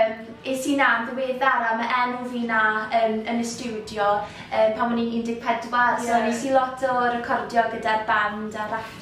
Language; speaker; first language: Welsh; native; Welsh